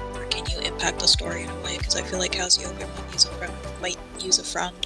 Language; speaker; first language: English; native; English